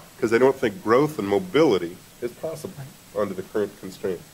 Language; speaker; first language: English; native; English